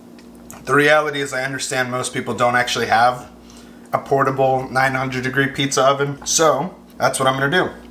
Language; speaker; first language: English; native; English